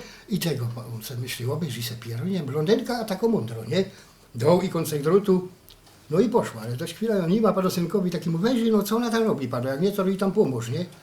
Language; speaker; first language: Polish; native; Polish